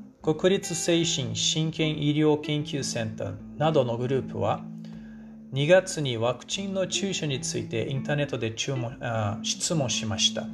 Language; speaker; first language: Japanese; non-native, fluent; Portuguese